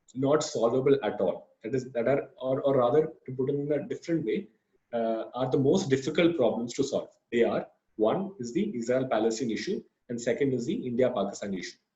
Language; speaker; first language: English; non-native, local second language; Malayalam